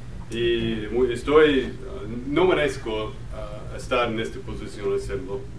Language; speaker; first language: Spanish; non-native, learner; English